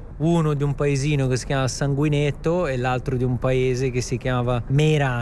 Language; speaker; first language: Italian; native; Italian